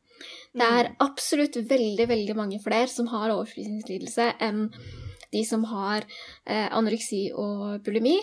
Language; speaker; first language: Norwegian; native; Norwegian